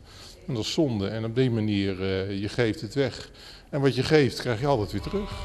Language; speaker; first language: Dutch; native; Dutch